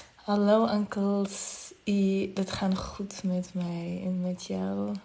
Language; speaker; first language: Dutch; non-native, fluent; Afrikaans